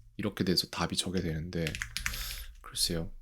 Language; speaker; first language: Korean; native; Korean